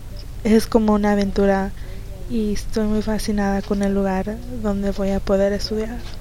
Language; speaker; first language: Spanish; early bilingual, heritage; Spanish